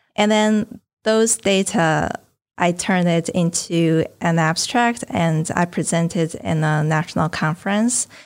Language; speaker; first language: English; non-native, fluent; Chinese